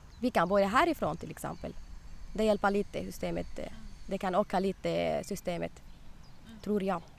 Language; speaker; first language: Swedish; non-native, learner; Arabic